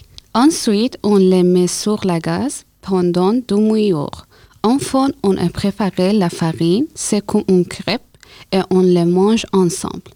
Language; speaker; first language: French; non-native, learner; Persian